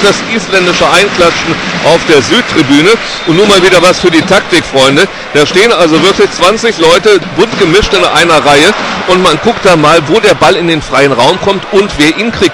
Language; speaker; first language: German; native; German